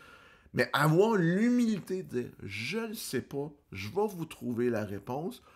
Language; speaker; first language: French; native; French